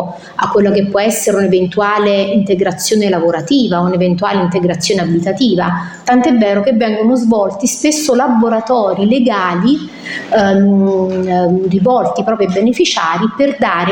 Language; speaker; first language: Italian; native; Italian